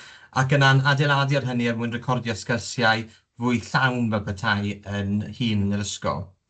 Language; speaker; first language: Welsh; native; Welsh